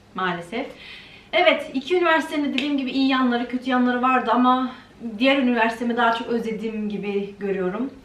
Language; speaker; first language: Turkish; early bilingual, heritage; Turkish